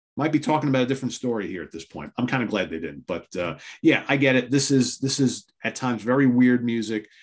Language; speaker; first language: English; native; English